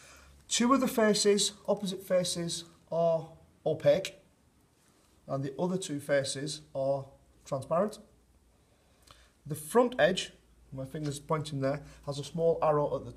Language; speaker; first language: English; native; English